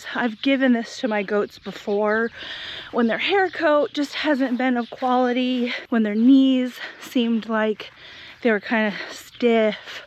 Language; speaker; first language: English; native; English